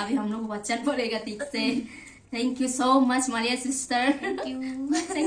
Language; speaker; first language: Hindi; non-native, local second language; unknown